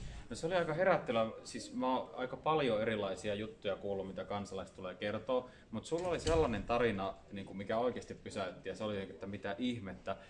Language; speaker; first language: Finnish; native; Finnish